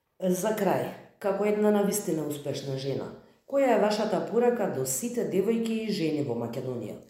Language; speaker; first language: Macedonian; native; Macedonian